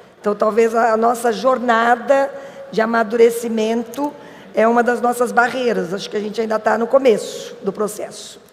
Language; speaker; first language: Portuguese; native; Portuguese